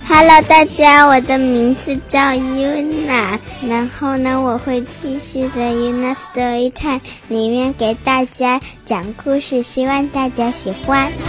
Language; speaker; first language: Chinese; early bilingual, heritage; Chinese